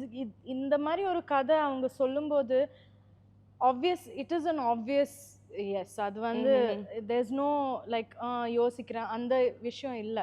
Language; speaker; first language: Tamil; non-native, fluent; Malayalam